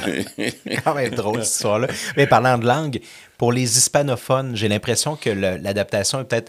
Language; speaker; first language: French; native; French